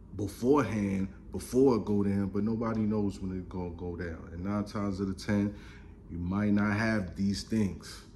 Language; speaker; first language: English; native; English